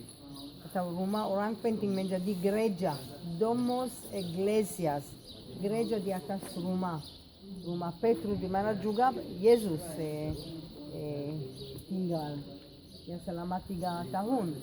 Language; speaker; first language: Indonesian; non-native, fluent; Hebrew